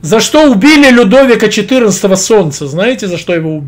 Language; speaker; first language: Russian; native; Russian